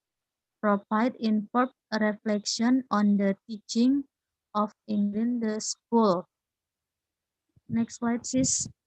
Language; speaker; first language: English; non-native, learner; Indonesian